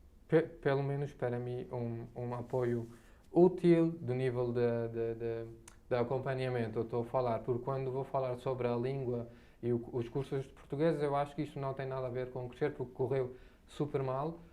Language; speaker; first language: Portuguese; non-native, fluent; Arabic